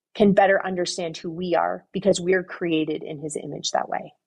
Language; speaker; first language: English; native; English